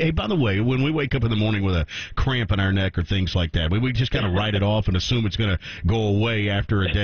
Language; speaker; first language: English; native; English